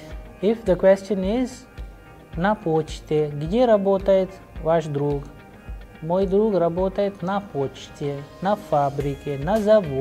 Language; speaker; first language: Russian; non-native, fluent; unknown